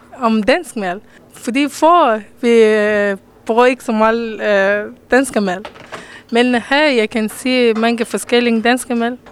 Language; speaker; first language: Danish; non-native, learner; Persian